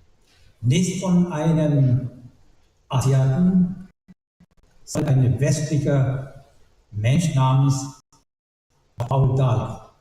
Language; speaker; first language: German; non-native, learner; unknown